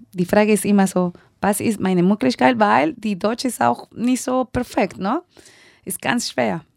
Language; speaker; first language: German; non-native, learner; Spanish